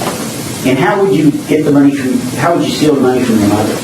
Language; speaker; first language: English; native; English